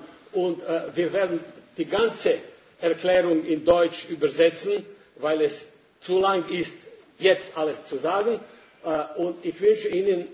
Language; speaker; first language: German; non-native, fluent; Serbian